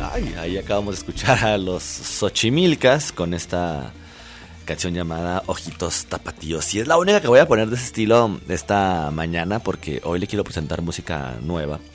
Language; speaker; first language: Spanish; native; Spanish